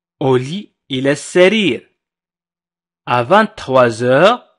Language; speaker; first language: French; non-native, fluent; Arabic